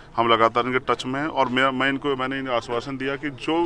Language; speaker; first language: Hindi; native; Hindi